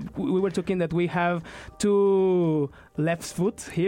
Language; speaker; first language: English; non-native, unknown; Spanish